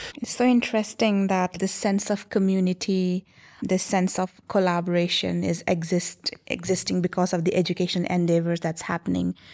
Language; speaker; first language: English; non-native, local second language; Nepali